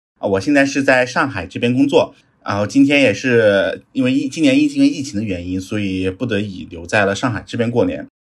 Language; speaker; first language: Chinese; native; Chinese